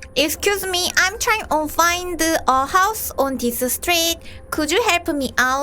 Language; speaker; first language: English; non-native, learner; Korean